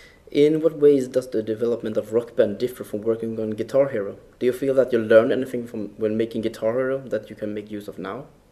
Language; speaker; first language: English; non-native, fluent; Swedish